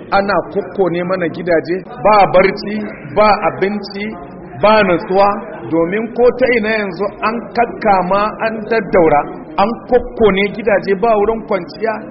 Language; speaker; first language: Hausa; non-native, local second language; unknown